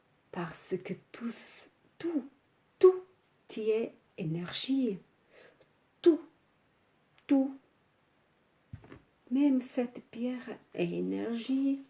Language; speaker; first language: French; non-native, fluent; Portuguese